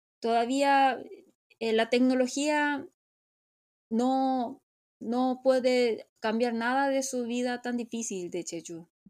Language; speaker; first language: Spanish; non-native, fluent; Korean